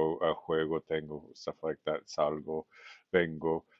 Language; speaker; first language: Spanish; non-native, fluent; English